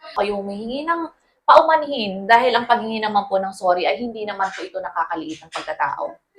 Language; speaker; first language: Filipino; native; Filipino